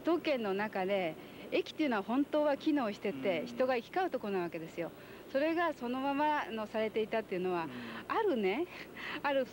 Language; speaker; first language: Japanese; native; Japanese